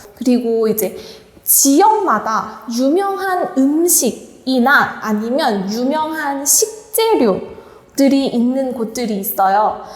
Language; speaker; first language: Korean; native; Korean